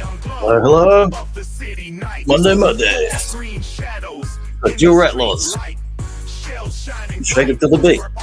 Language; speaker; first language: English; native; English